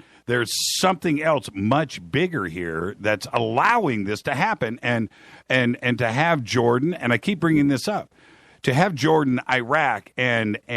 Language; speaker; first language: English; native; English